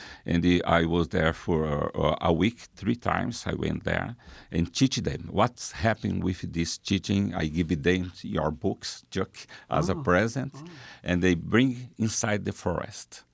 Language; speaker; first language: English; non-native, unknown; Portuguese